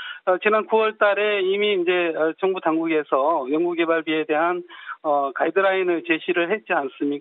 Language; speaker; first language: Korean; native; Korean